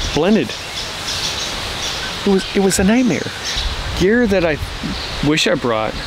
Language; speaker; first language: English; native; English